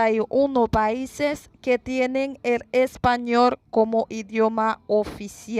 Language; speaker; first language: Spanish; non-native, fluent; Haitian Creole